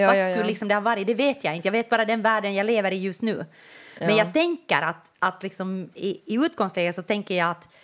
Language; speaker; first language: Swedish; native; Swedish